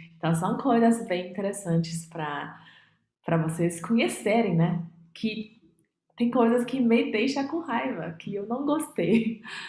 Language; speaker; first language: Portuguese; non-native, fluent; Chinese